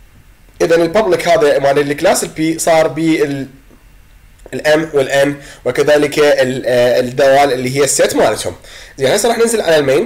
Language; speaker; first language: Arabic; native; Arabic